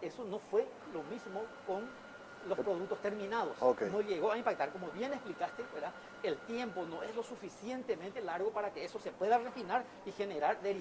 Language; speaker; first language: Spanish; native; Spanish